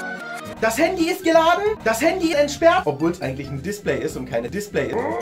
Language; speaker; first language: German; native; German